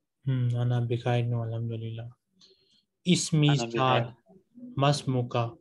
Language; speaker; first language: Arabic; non-native, fluent; Urdu